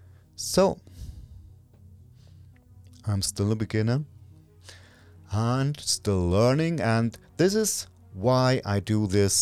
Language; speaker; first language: English; non-native, learner; German